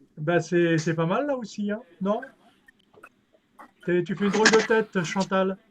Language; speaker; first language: French; native; French